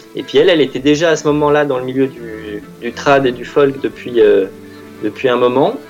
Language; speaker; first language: French; native; French